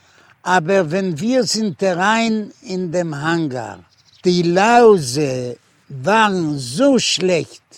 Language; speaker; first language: German; non-native, learner; Yiddish